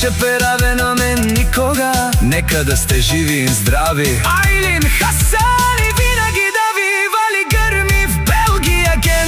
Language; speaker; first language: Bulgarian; non-native, local second language; Romany